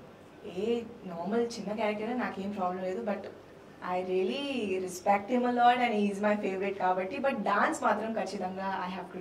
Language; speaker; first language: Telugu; non-native, local second language; Hindi